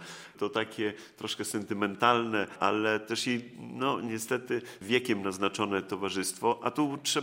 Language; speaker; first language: Polish; native; Polish